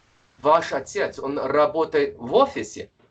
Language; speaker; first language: Russian; non-native, fluent; English